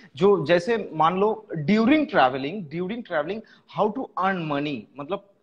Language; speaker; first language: Hindi; non-native, local second language; Bangla